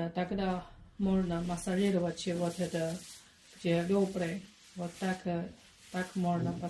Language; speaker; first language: Russian; non-native, learner; Chinese